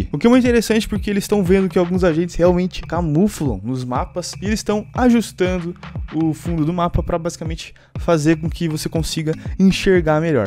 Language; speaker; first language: Portuguese; native; Portuguese